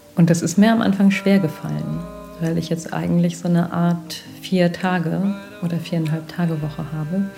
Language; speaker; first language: German; native; German